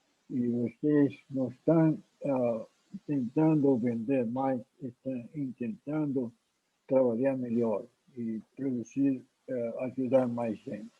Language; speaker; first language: Portuguese; non-native, fluent; Spanish